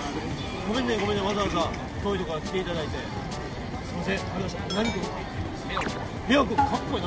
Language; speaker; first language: Japanese; native; Japanese